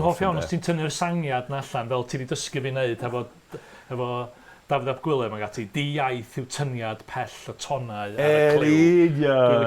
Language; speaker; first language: Welsh; native; Welsh